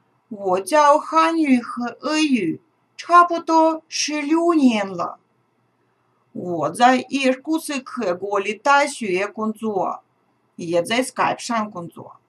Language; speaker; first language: Chinese; non-native, fluent; Russian